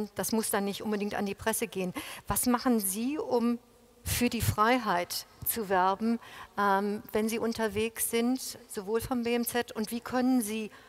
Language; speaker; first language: German; native; German